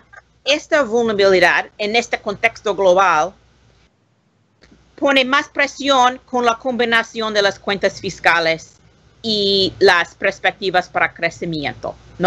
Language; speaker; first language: Spanish; non-native, learner; English